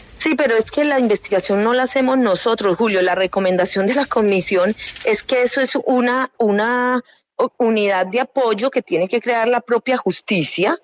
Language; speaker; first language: Spanish; native; Spanish